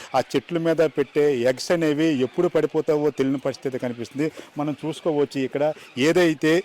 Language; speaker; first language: Telugu; native; Telugu